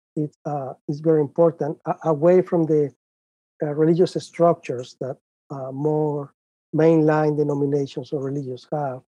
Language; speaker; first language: English; non-native, fluent; Spanish